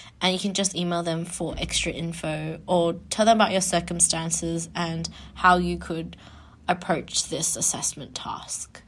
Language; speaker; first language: English; native; English